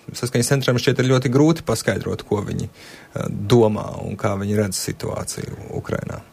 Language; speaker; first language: Latvian; native; Latvian